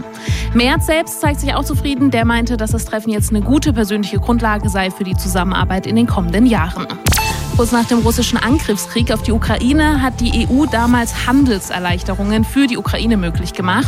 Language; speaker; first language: German; native; German